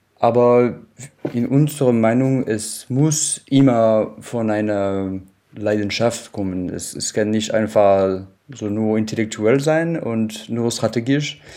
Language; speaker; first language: German; non-native, fluent; French